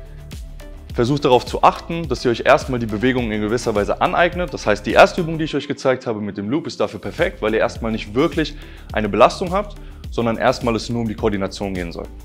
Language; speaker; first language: German; native; German